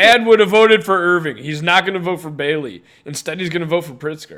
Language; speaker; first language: English; native; English